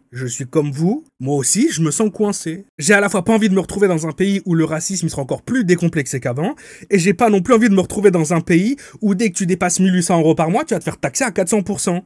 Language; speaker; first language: French; native; French